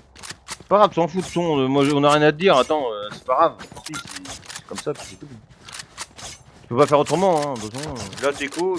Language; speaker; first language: French; native; French